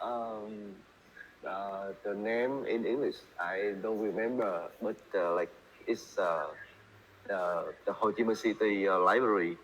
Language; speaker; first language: English; non-native, learner; Vietnamese